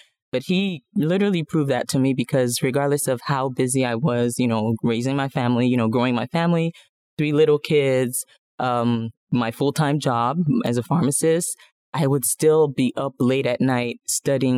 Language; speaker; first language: English; non-native, local second language; Yoruba